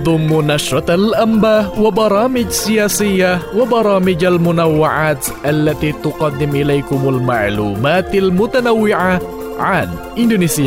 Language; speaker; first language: Arabic; non-native, fluent; Indonesian